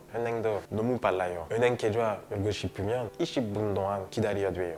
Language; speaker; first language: Korean; non-native, learner; French